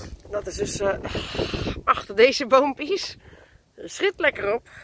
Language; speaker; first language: Dutch; native; Dutch